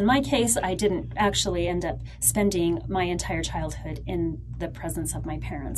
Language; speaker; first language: English; native; English